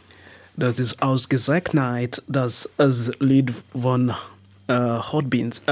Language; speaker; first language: German; non-native, learner; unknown